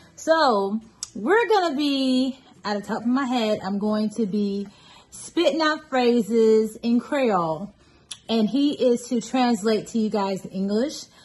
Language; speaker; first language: English; native; English